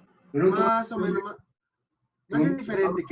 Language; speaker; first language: Spanish; native; Spanish